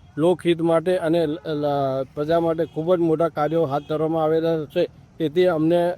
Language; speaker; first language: Gujarati; native; Gujarati